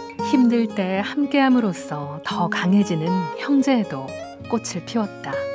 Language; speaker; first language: Korean; native; Korean